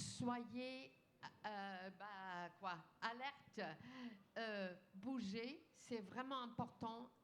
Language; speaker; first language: French; non-native, fluent; German